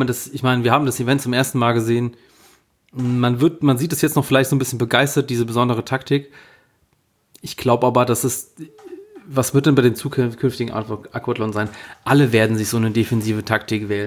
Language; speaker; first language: German; native; German